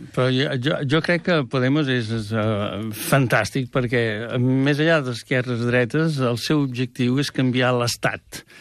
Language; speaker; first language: Catalan; native; Catalan